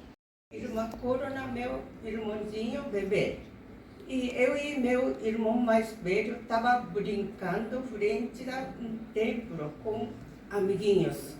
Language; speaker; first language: Portuguese; non-native, learner; Japanese